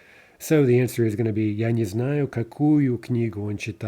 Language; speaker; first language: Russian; non-native, fluent; English